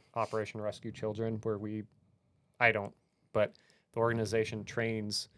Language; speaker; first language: English; native; English